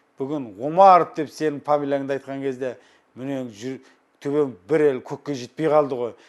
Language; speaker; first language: Kazakh; native; Kazakh